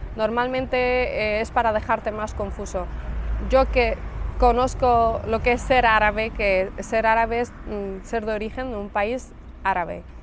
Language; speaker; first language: Spanish; early bilingual, other home language; Arabic